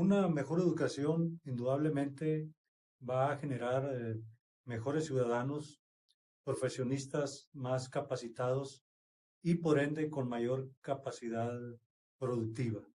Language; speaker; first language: Spanish; native; Spanish